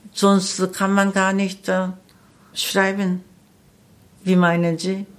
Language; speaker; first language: German; non-native, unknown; Korean